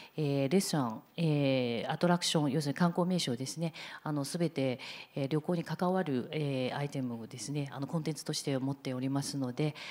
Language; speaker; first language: Japanese; non-native, fluent; Chinese